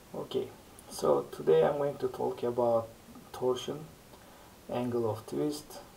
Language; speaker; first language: English; non-native, fluent; Turkish